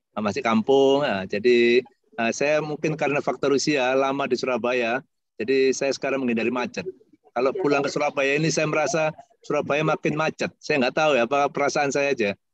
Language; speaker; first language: Indonesian; native; Indonesian